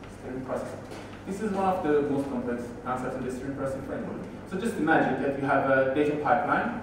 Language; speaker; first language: English; non-native, fluent; Persian